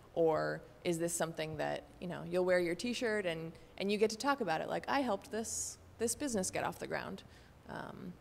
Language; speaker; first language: English; native; English